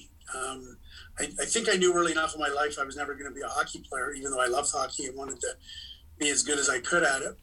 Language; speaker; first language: English; native; English